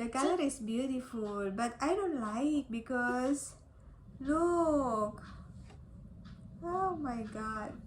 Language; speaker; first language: English; non-native, learner; Indonesian